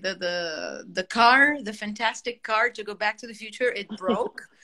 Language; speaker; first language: English; non-native, fluent; Italian